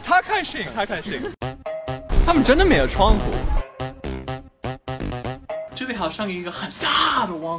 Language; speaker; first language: Chinese; non-native, fluent; English